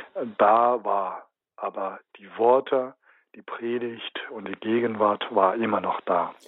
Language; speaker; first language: German; non-native, fluent; Chinese